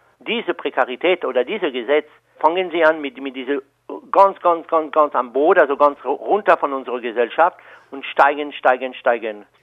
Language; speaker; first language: German; non-native, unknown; French